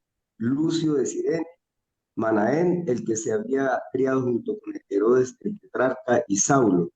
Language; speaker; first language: Spanish; native; Spanish